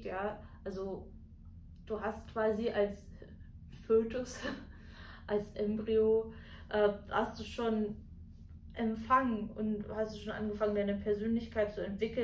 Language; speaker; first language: German; native; German